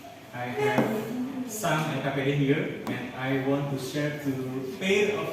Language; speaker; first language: English; non-native, learner; Indonesian